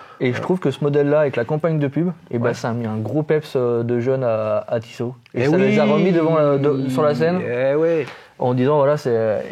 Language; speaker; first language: French; native; French